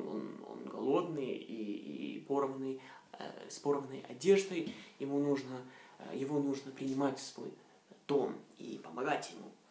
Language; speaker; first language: Russian; non-native, fluent; Norwegian